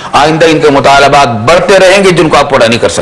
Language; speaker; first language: Urdu; native; Urdu